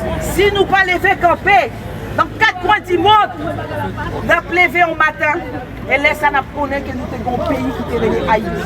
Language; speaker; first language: French; non-native, local second language; Haitian Creole